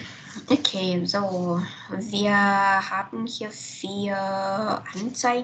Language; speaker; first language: German; non-native, fluent; Indonesian